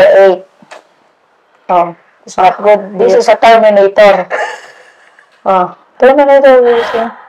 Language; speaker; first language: English; non-native, learner; Indonesian